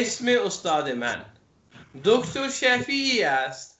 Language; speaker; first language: Persian; non-native, fluent; Urdu